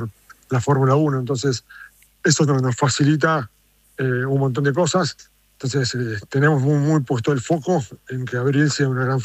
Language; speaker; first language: Spanish; native; Spanish